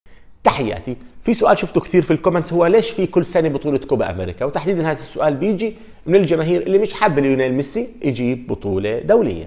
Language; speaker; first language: Arabic; native; Arabic